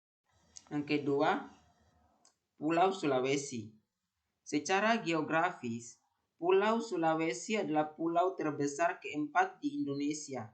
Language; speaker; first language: Indonesian; native; Indonesian